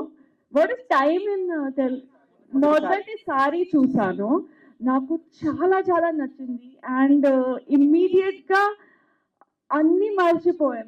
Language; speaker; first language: Telugu; non-native, fluent; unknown